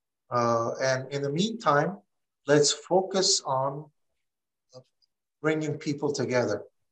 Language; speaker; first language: English; early bilingual, other home language; Armenian